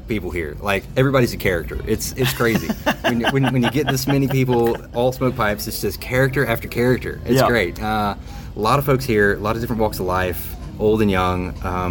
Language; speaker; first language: English; native; English